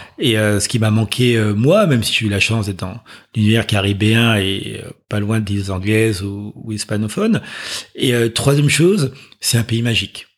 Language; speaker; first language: French; native; French